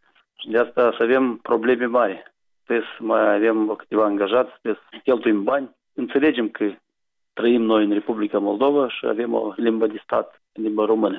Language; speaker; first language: Romanian; non-native, local second language; Gagauz